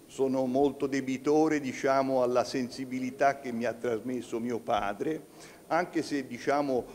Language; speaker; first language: Italian; native; Italian